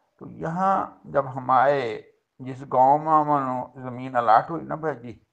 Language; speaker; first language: Urdu; non-native, local second language; Haryanvi